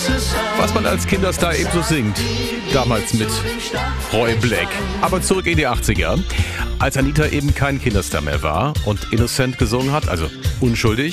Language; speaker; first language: German; native; German